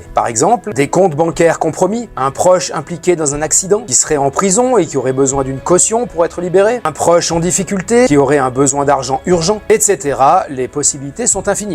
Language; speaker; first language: French; native; French